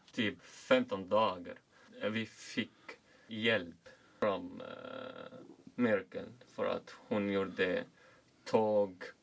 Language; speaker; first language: Swedish; non-native, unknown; Arabic